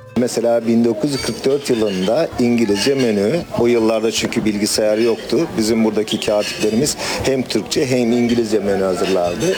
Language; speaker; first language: Turkish; native; Turkish